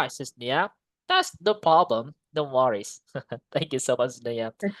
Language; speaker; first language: English; non-native, fluent; Indonesian